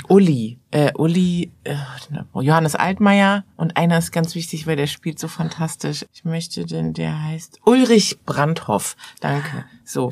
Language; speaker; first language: German; early bilingual, other home language; Persian